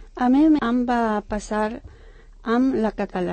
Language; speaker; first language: Catalan; non-native, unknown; Spanish